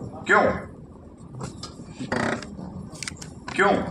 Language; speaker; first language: Hindi; non-native, local second language; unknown